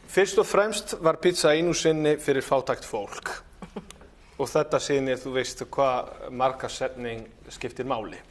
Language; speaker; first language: Icelandic; non-native, fluent; Italian